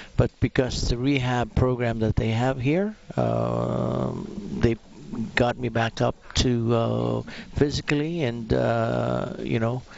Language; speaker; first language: English; non-native, local second language; Filipino